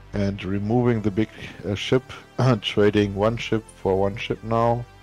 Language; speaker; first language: English; non-native, fluent; German